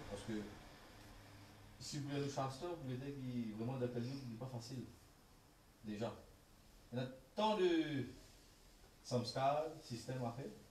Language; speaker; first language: French; non-native, local second language; Morisyen